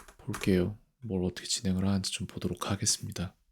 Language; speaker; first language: Korean; native; Korean